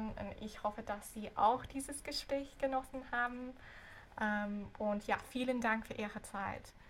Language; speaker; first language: German; non-native, fluent; English